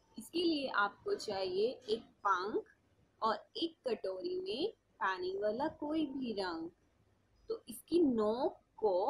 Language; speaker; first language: Hindi; native; Hindi